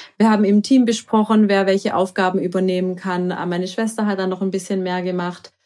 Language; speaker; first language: German; early bilingual, other home language; Croatian